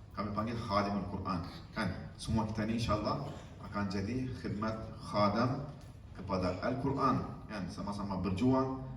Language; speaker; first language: Malay; non-native, fluent; Turkish